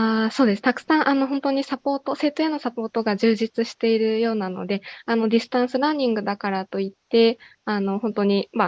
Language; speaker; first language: Japanese; native; Japanese